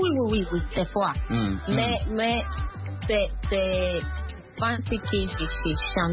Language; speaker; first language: French; non-native, learner; Akan